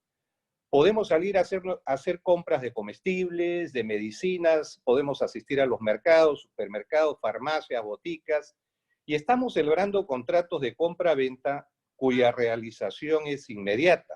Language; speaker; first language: Spanish; native; Spanish